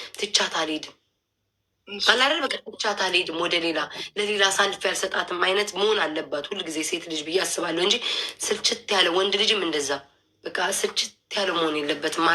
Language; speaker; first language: Amharic; native; Amharic